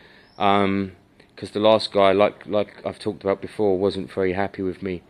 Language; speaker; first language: English; native; English